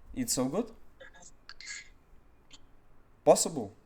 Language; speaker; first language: English; non-native, learner; Lithuanian